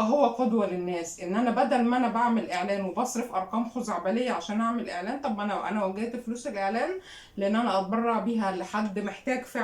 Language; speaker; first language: Arabic; native; Arabic